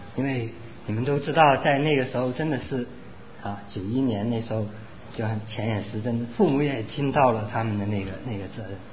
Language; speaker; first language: Chinese; non-native, local second language; Cantonese